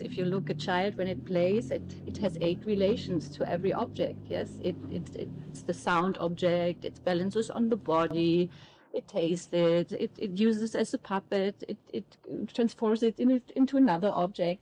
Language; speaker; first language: English; non-native, fluent; German